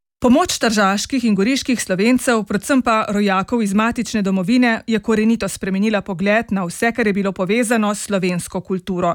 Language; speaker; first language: Slovenian; native; Slovenian